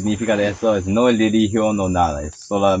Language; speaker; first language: Spanish; non-native, learner; Japanese